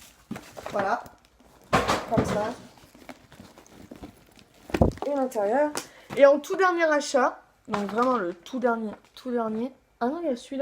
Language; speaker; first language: French; native; French